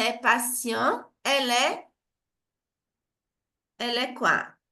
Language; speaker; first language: French; non-native, fluent; Portuguese